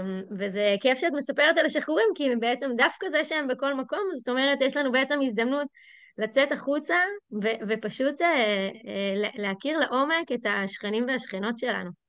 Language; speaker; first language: Hebrew; native; Hebrew